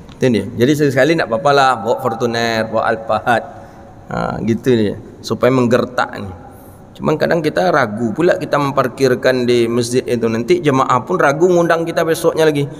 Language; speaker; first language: Malay; non-native, local second language; Minangkabau